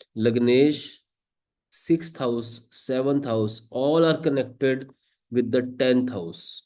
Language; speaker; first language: English; non-native, local second language; Punjabi